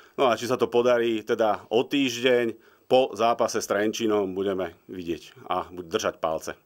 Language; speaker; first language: Slovak; native; Slovak